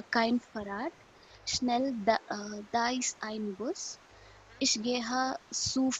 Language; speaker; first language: German; non-native, learner; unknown